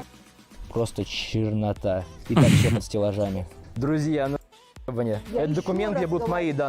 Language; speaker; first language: Russian; native; Russian